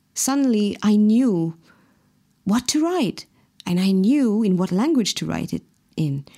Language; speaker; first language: English; non-native, fluent; Morisyen